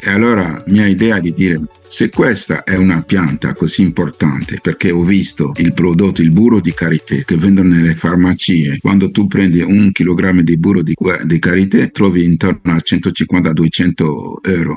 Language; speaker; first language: Italian; non-native, fluent; Fon